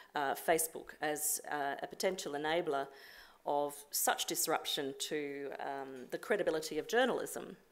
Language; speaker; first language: English; native; English